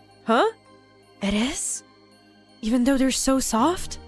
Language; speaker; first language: English; non-native, fluent; Polish